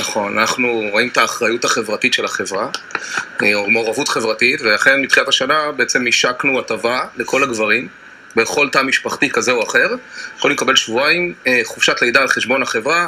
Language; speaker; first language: Hebrew; native; Hebrew